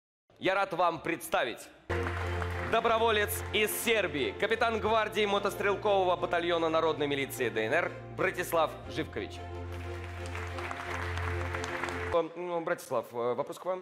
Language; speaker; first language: Russian; native; Russian